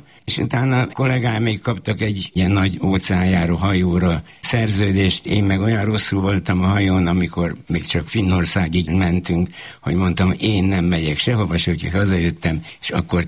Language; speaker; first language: Hungarian; native; Hungarian